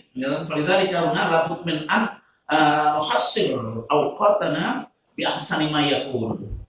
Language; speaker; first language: Arabic; non-native, fluent; Indonesian